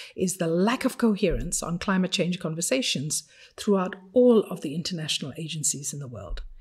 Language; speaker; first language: English; non-native, fluent; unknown